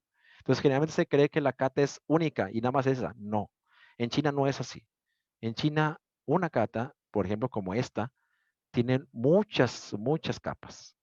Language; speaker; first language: Spanish; native; Spanish